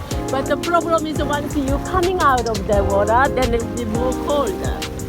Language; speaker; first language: English; non-native, learner; Korean